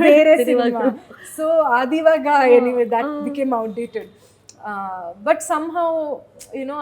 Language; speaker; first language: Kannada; non-native, local second language; Malayalam